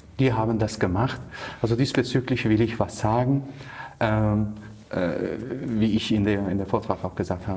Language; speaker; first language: German; non-native, fluent; Kurdish